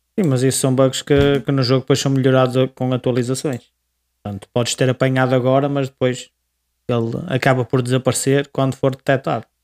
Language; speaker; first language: Portuguese; native; Portuguese